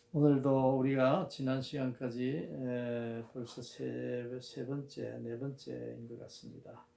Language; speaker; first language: Korean; native; Korean